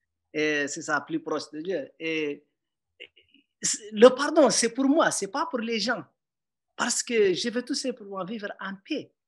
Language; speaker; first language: French; non-native, local second language; Arabic